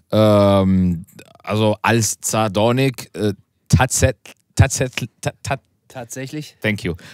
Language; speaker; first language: German; non-native, learner; Spanish